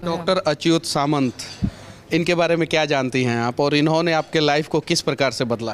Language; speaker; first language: Hindi; native; Hindi